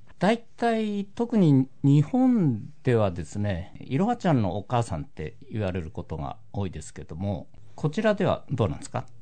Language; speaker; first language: Japanese; native; Japanese